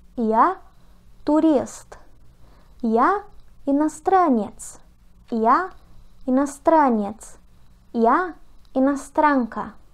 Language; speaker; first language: Russian; non-native, learner; Portuguese